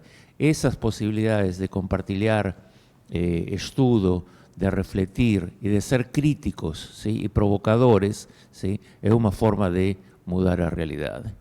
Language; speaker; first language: Portuguese; non-native, fluent; Spanish